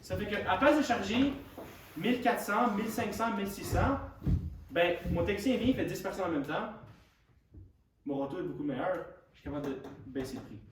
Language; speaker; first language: French; native; French